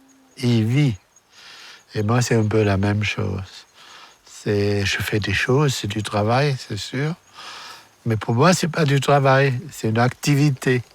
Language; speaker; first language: French; non-native, fluent; German